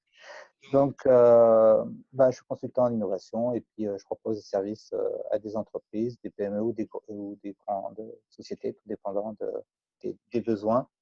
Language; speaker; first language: French; native; French